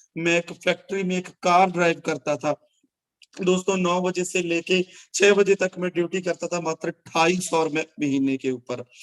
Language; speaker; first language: Hindi; non-native, local second language; Punjabi